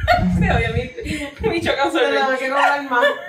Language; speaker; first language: Spanish; early bilingual, heritage; Spanish